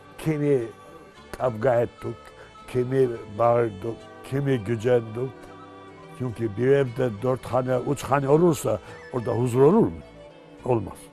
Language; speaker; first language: Turkish; non-native, local second language; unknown